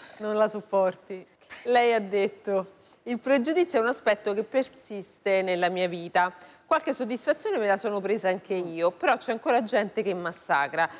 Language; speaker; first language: Italian; native; Italian